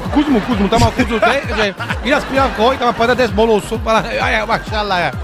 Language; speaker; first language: Turkish; non-native, learner; Italian